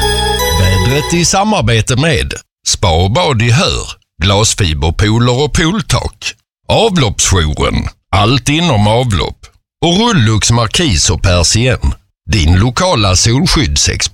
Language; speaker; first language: Swedish; native; Swedish